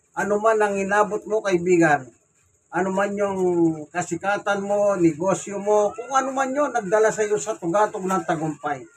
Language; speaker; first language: Filipino; non-native, local second language; Pampanga